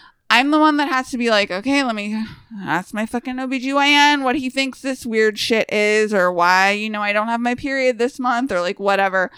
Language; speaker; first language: English; native; English